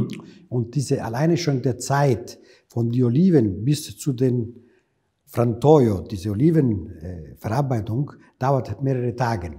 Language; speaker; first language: German; non-native, fluent; Italian